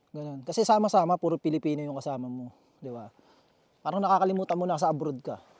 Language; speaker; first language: Filipino; native; Filipino